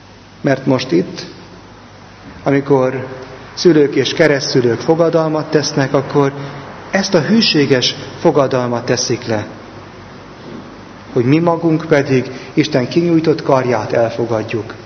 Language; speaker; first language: Hungarian; native; Hungarian